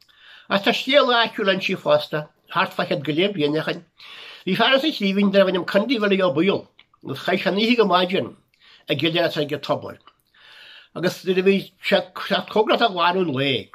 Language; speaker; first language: Irish; native; Irish